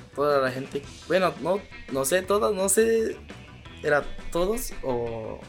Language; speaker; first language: Spanish; non-native, learner; Japanese